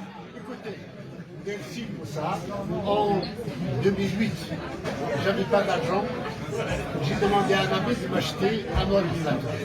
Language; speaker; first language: French; non-native, local second language; Kabyle